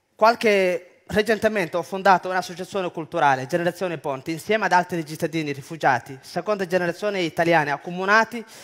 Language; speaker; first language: Italian; non-native, fluent; Somali